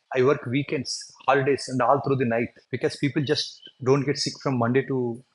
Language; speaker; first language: English; non-native, local second language; Telugu